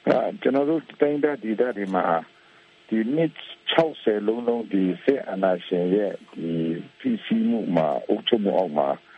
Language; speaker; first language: Burmese; non-native, local second language; Kachin